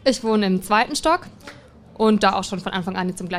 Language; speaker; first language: German; native; German